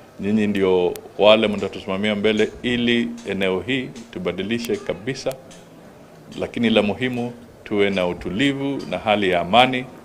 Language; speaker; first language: Swahili; non-native, local second language; Luyia